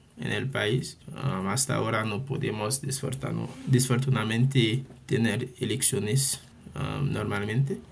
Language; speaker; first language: Spanish; non-native, fluent; Haitian Creole